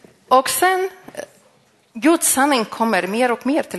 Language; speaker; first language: Swedish; non-native, fluent; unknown